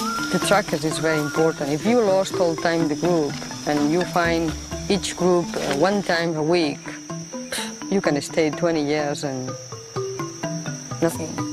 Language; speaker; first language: English; non-native, fluent; Spanish